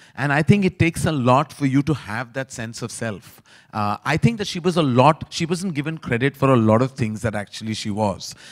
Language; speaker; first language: English; non-native, local second language; Hindi